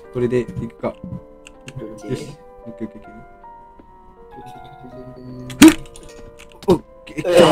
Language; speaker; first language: Japanese; native; Japanese